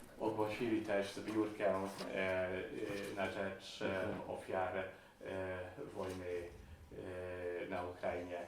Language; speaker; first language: Polish; non-native, fluent; Hungarian